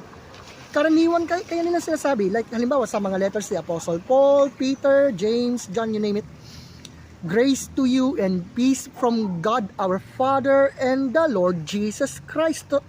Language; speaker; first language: Filipino; native; Filipino